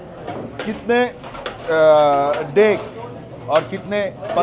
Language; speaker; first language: Hindi; non-native, learner; Bangla